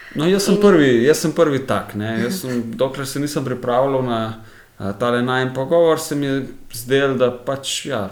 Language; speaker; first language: Slovenian; native; Slovenian